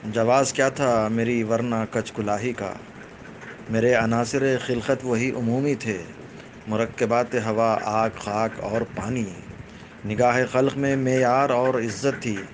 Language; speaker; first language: Urdu; native; Urdu